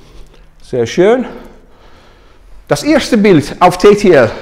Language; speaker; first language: German; non-native, learner; Dutch